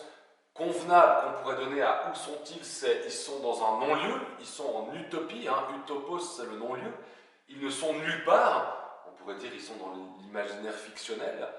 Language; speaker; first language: French; native; French